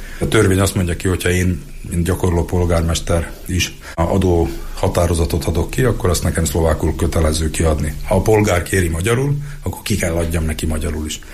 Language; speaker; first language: Hungarian; native; Hungarian